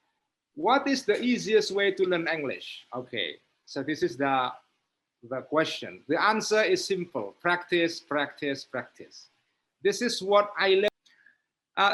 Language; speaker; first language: English; non-native, fluent; Indonesian